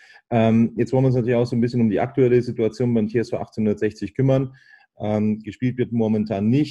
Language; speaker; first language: German; native; German